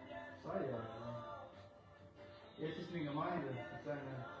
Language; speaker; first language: German; non-native, learner; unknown